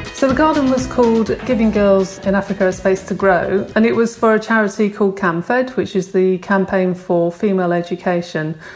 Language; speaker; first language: English; native; English